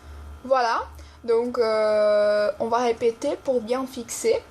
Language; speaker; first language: French; non-native, fluent; Portuguese